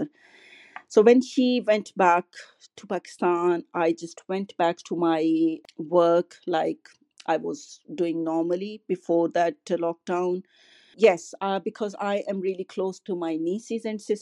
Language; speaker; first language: English; non-native, local second language; Urdu